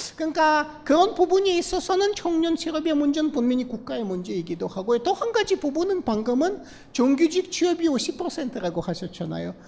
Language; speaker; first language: Korean; non-native, fluent; Russian